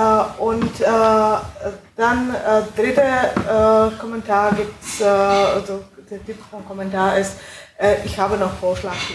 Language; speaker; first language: German; non-native, fluent; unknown